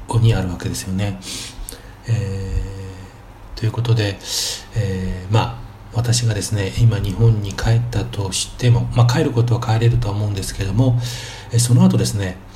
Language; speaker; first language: Japanese; native; Japanese